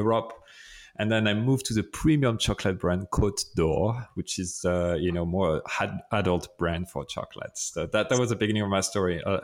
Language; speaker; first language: English; non-native, fluent; French